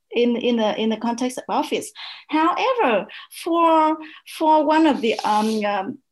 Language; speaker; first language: English; non-native, fluent; Vietnamese